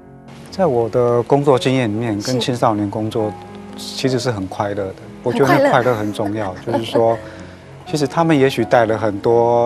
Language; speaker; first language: Chinese; native; Chinese